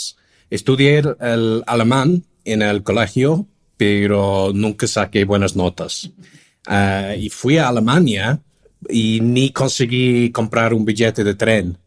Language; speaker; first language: Spanish; non-native, fluent; English